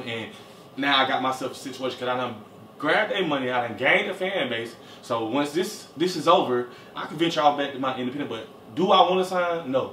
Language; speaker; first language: English; native; English